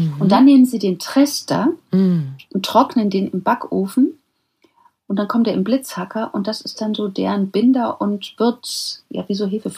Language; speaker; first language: German; native; German